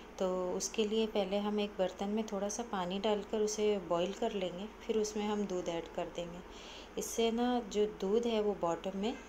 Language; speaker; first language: Hindi; native; Hindi